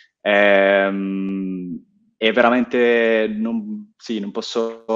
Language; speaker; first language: Italian; native; Italian